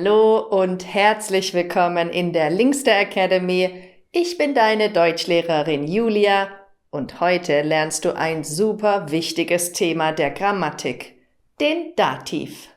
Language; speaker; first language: German; native; German